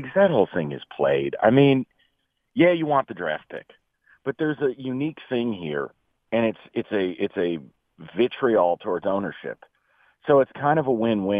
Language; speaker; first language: English; native; English